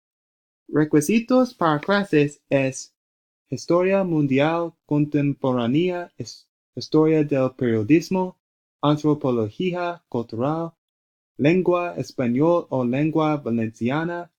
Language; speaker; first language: Spanish; non-native, learner; English